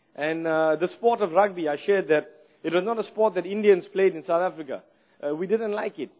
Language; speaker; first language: English; native; English